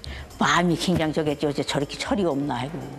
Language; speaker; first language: Korean; native; Korean